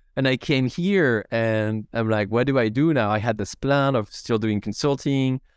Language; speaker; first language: English; non-native, fluent; French